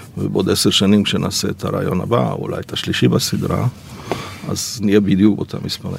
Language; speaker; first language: Hebrew; early bilingual, other home language; Polish